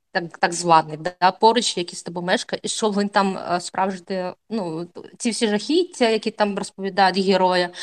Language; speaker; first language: Ukrainian; non-native, fluent; Russian